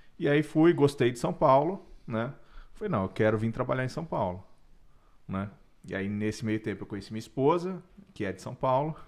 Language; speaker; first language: Portuguese; native; Portuguese